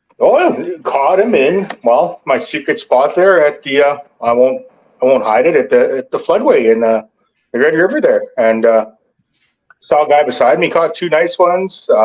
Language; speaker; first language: English; native; English